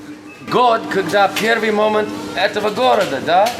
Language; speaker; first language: Russian; non-native, learner; English